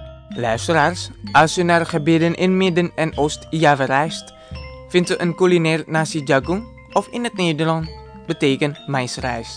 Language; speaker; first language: Dutch; non-native, fluent; Indonesian